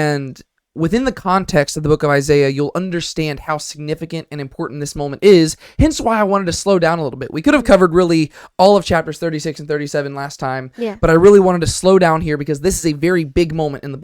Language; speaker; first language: English; native; English